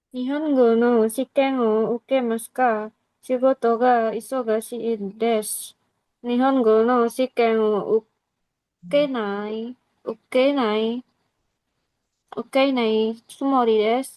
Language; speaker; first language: Japanese; non-native, learner; Indonesian